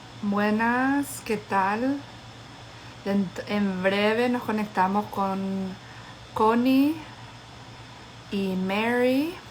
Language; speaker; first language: Spanish; early bilingual, heritage; Spanish